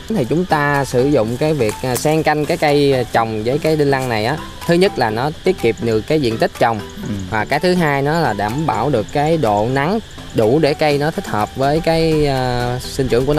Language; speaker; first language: Vietnamese; native; Vietnamese